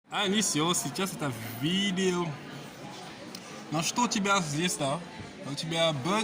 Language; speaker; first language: Russian; non-native, learner; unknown